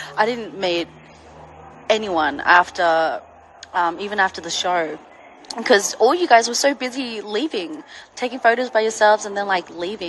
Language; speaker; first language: English; early bilingual, other home language; Korean